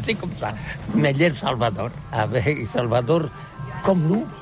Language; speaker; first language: French; non-native, learner; Catalan